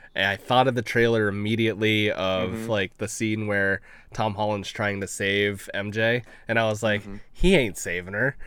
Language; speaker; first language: English; early bilingual, other home language; Filipino